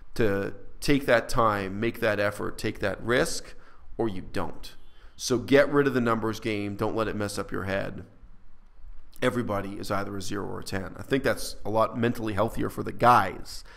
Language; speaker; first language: English; native; English